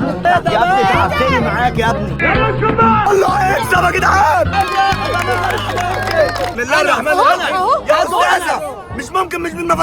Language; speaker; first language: Arabic; native; Arabic